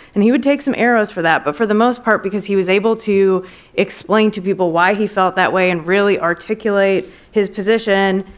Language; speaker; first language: English; native; English